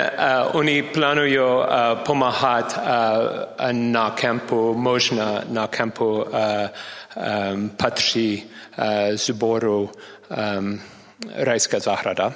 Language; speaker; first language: Czech; non-native, learner; English